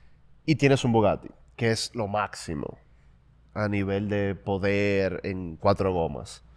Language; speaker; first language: Spanish; native; Spanish